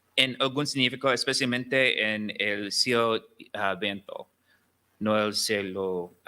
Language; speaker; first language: Spanish; non-native, learner; English